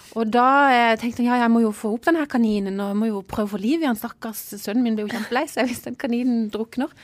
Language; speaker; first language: Norwegian; native; Norwegian